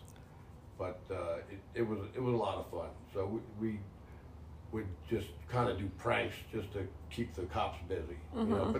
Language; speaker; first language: English; native; English